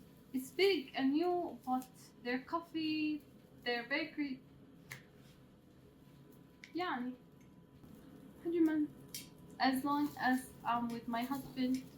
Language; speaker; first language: English; non-native, learner; Arabic